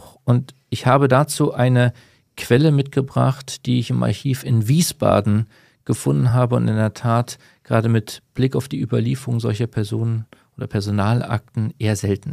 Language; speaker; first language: German; native; German